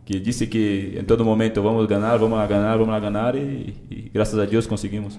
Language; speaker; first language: Spanish; non-native, learner; Portuguese